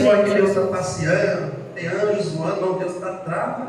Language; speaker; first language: Portuguese; native; Portuguese